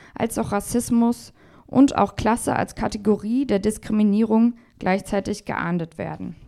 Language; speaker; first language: German; native; German